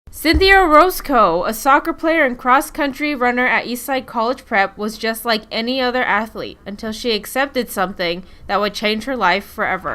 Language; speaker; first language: English; native; English